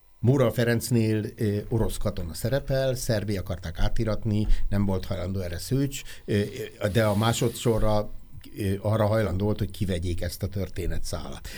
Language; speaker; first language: Hungarian; native; Hungarian